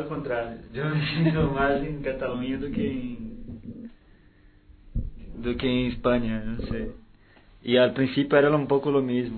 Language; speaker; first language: Spanish; non-native, fluent; Portuguese